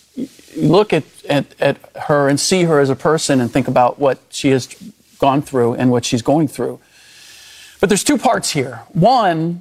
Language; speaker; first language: English; early bilingual, other home language; German